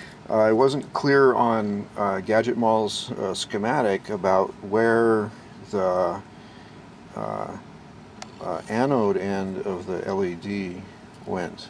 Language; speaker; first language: English; native; English